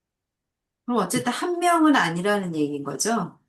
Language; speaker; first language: Korean; native; Korean